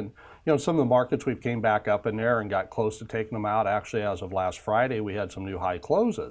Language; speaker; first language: English; native; English